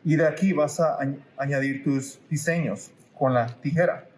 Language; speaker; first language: Spanish; early bilingual, heritage; Spanish